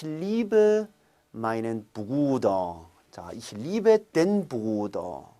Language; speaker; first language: German; non-native, fluent; Korean